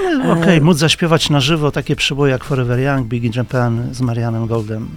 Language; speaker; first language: Polish; native; Polish